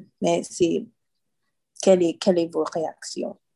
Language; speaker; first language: French; non-native, learner; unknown